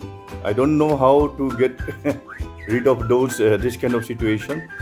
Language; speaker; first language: English; non-native, local second language; Assamese